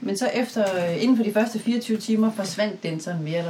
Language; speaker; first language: Danish; native; Danish